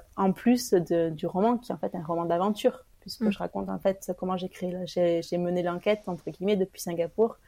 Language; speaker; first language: French; native; French